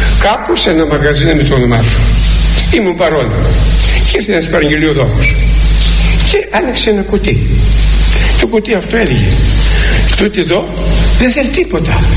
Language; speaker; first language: Greek; native; Greek